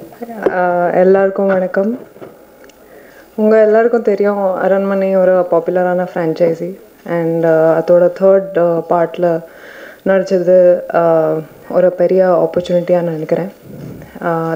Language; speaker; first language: Tamil; non-native, learner; Hindi